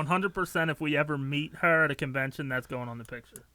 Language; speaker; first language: English; native; English